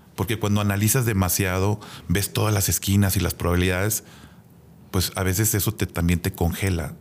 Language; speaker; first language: Spanish; native; Spanish